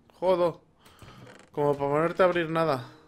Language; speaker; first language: Spanish; native; Spanish